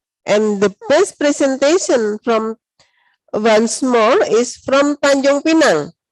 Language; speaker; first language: English; non-native, learner; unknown